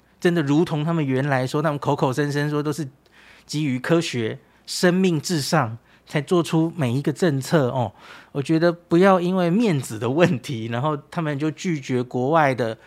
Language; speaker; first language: Chinese; native; Chinese